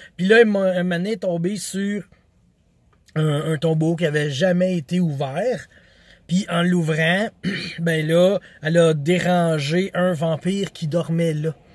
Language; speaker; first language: French; native; French